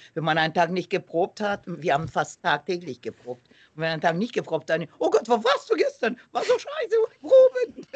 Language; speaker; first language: German; non-native, fluent; Romanian